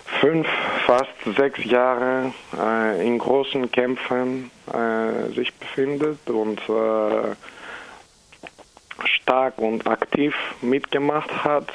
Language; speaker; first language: German; non-native, fluent; Greek